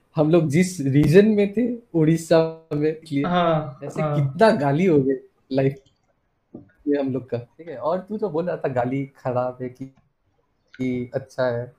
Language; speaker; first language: Hindi; non-native, local second language; Assamese